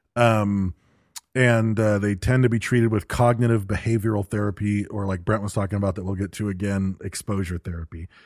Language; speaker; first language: English; native; English